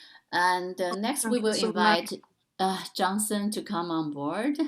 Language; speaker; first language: English; non-native, fluent; Chinese